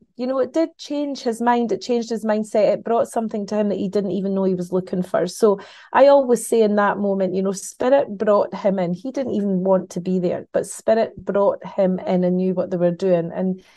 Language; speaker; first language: English; native; English